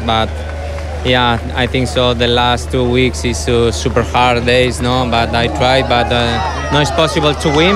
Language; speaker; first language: English; non-native, learner; Spanish